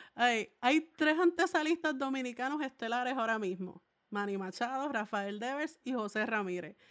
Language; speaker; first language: Spanish; native; Spanish